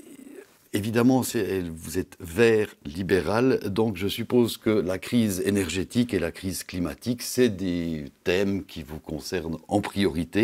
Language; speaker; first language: French; native; French